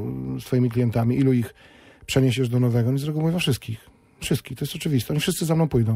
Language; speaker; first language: Polish; native; Polish